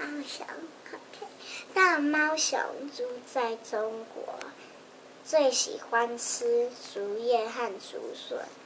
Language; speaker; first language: Chinese; native; Chinese